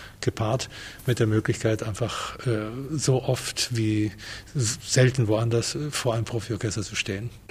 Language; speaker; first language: German; non-native, fluent; Spanish